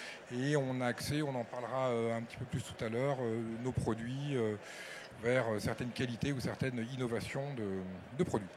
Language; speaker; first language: French; native; French